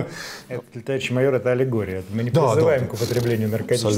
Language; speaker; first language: Russian; native; Russian